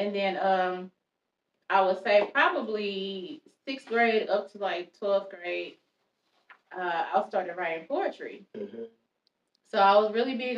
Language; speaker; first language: English; native; English